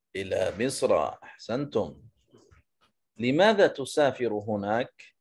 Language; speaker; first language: Arabic; native; Arabic